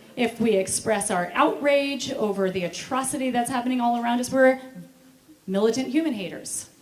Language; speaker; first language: English; native; English